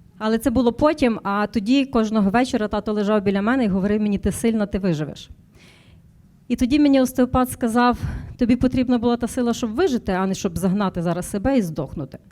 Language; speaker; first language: Ukrainian; native; Ukrainian